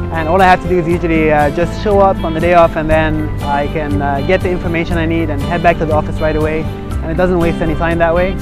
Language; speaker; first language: English; non-native, fluent; Arabic